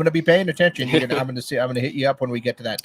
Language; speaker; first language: English; native; English